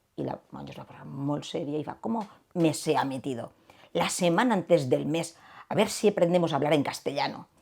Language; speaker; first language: Spanish; non-native, local second language; Catalan